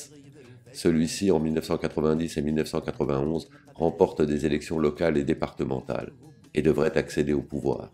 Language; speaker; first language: French; native; French